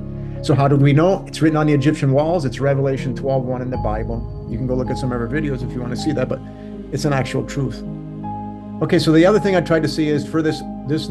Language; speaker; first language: English; native; English